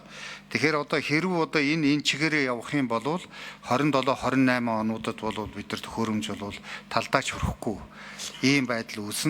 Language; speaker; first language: Mongolian; native; Mongolian